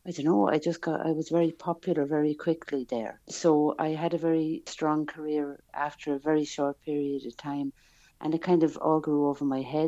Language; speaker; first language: English; native; English